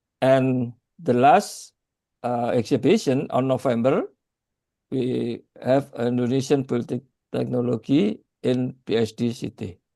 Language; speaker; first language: English; non-native, learner; Indonesian